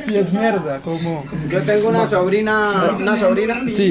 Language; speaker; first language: Spanish; non-native, learner; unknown